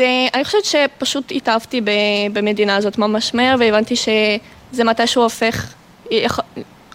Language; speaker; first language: Hebrew; non-native, fluent; Russian